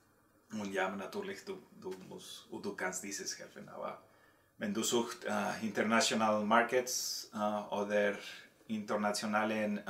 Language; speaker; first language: German; non-native, learner; Spanish